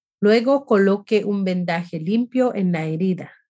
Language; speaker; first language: Spanish; non-native, fluent; English